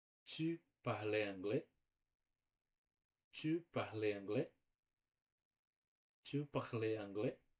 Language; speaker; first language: French; non-native, learner; Portuguese